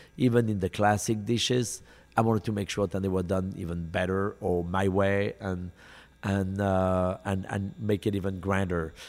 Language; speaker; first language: English; non-native, fluent; French